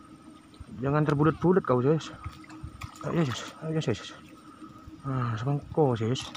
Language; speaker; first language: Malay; non-native, local second language; Javanese